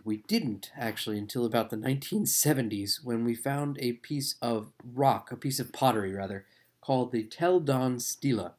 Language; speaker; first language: English; native; English